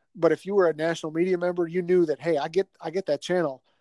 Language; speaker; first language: English; native; English